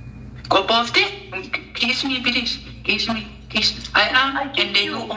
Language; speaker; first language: English; non-native, learner; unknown